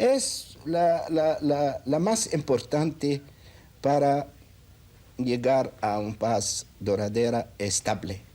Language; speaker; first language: Spanish; non-native, fluent; Arabic